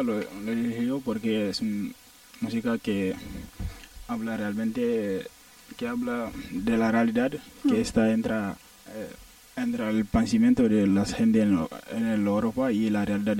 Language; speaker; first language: Spanish; non-native, learner; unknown